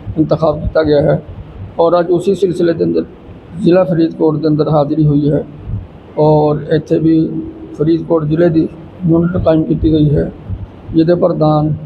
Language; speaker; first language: Urdu; non-native, local second language; Punjabi